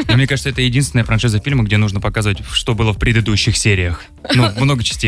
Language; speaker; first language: Russian; native; Russian